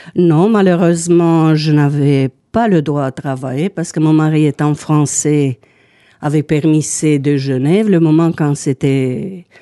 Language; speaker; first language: French; non-native, fluent; Romanian